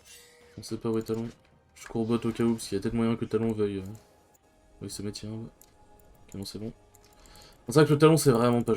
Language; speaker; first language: French; native; French